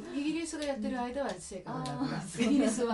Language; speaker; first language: Japanese; native; Japanese